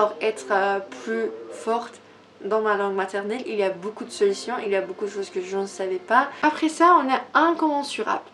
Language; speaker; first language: French; non-native, learner; Persian